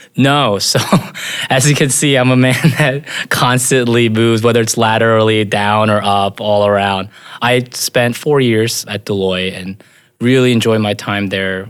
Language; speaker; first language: English; native; English